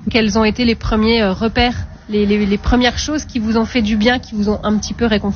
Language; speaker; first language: French; native; French